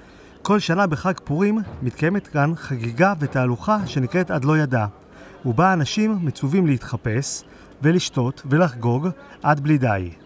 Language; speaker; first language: Hebrew; native; Hebrew